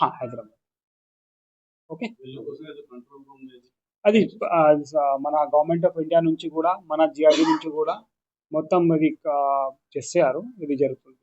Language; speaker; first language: Telugu; non-native, local second language; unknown